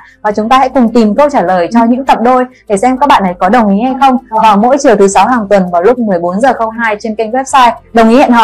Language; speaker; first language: Vietnamese; native; Vietnamese